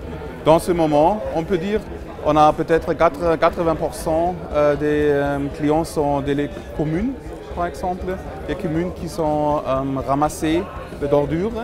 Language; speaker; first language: French; non-native, fluent; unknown